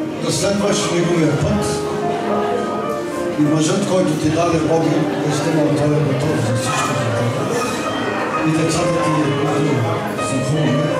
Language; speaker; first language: Bulgarian; non-native, fluent; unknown